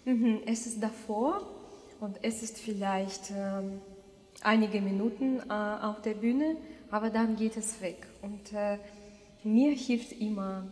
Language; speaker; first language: German; non-native, fluent; Russian